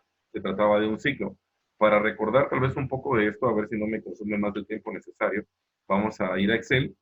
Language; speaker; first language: Spanish; native; Spanish